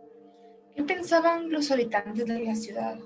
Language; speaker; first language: Spanish; native; Spanish